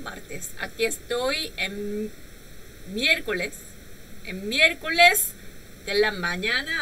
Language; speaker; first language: Spanish; non-native, learner; Korean